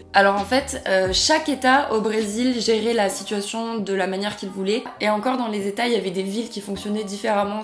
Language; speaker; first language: French; native; French